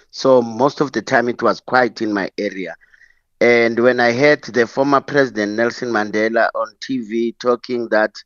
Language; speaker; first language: English; non-native, local second language; Xhosa